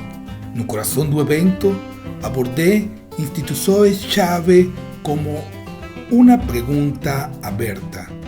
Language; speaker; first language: Portuguese; non-native, fluent; Spanish